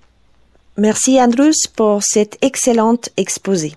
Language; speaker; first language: French; non-native, fluent; Spanish